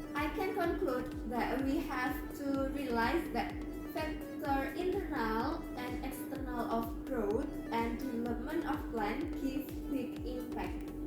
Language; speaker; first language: English; non-native, learner; Indonesian